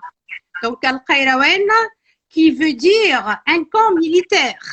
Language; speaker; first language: French; non-native, local second language; Arabic